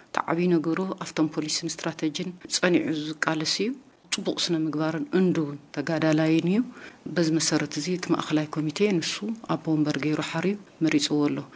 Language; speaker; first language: Tigrinya; native; Tigrinya